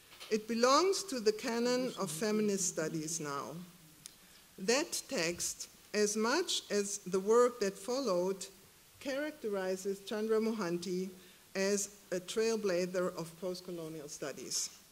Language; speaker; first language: English; non-native, fluent; German